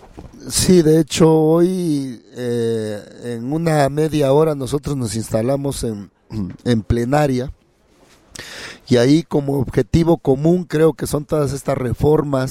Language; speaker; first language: Spanish; native; Spanish